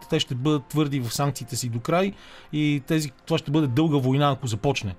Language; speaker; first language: Bulgarian; native; Bulgarian